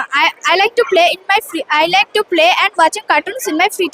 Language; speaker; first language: English; non-native, learner; Bangla